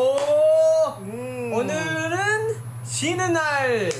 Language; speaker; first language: Korean; non-native, learner; Filipino